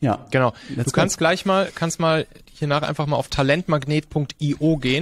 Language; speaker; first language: German; native; German